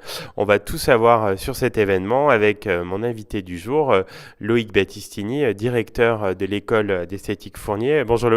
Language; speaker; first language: French; native; French